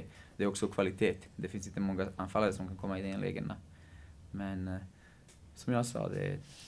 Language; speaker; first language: Swedish; non-native, fluent; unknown